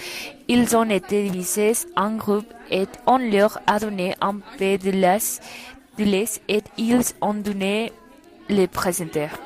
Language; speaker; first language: French; non-native, learner; Spanish